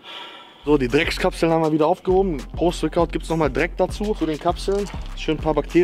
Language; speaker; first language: German; native; German